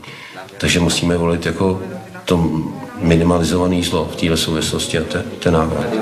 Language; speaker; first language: Czech; native; Czech